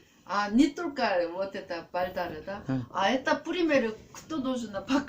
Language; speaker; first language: Russian; non-native, learner; Korean